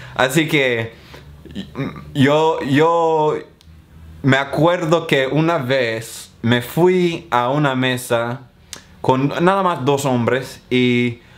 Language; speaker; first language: Spanish; non-native, fluent; English